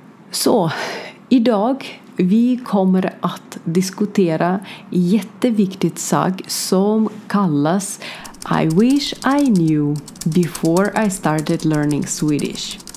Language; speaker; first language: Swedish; non-native, learner; Ukrainian